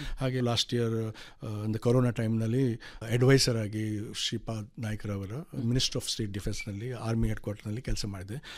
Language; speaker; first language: Kannada; non-native, local second language; Konkani